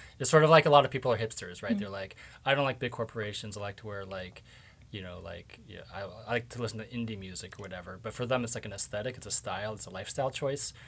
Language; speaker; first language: English; native; English